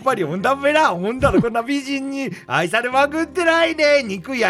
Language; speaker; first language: Japanese; native; Japanese